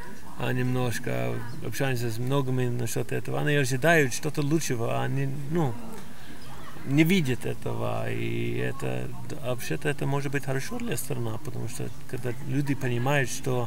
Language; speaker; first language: Russian; non-native, fluent; English